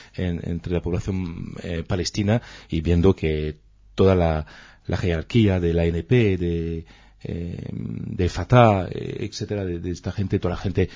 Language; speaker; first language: Spanish; non-native, fluent; French